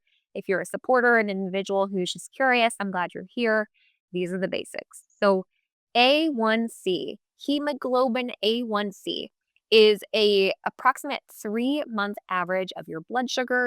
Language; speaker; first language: English; native; English